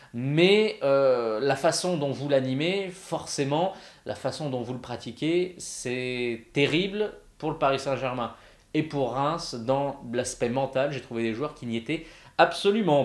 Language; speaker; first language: French; native; French